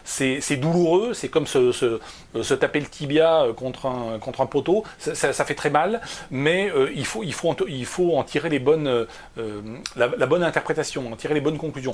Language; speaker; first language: French; native; French